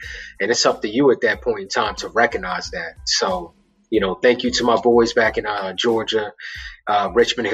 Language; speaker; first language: English; native; English